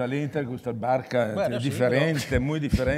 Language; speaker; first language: Spanish; non-native, learner; Italian